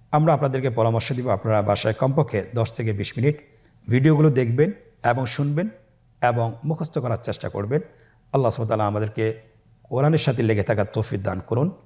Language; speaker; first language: Bangla; native; Bangla